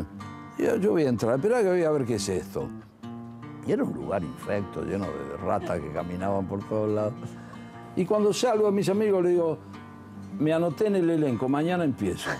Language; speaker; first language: Spanish; early bilingual, other home language; Italian